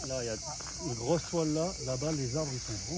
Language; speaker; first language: French; native; French